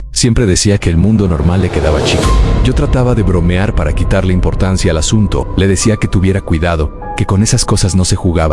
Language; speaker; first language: Spanish; native; Spanish